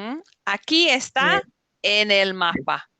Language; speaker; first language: Spanish; non-native, fluent; English